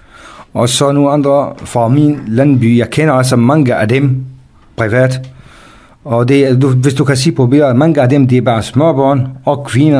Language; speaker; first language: Danish; non-native, fluent; Kurdish